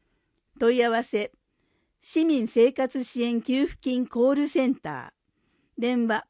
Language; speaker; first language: Japanese; native; Japanese